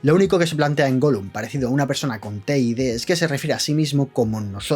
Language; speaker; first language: Spanish; native; Spanish